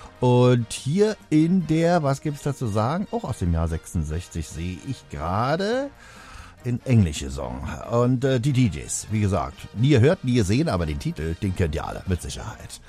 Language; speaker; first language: German; native; German